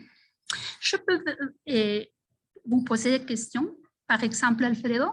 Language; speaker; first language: French; non-native, fluent; Spanish